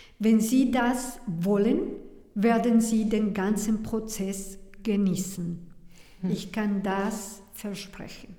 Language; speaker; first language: German; non-native, learner; Spanish